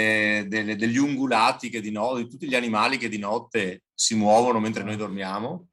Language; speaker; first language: Italian; native; Italian